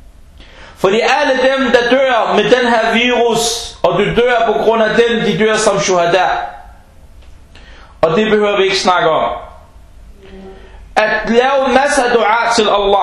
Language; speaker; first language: Danish; non-native, local second language; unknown